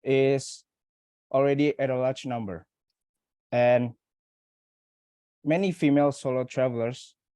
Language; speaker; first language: English; non-native, learner; Indonesian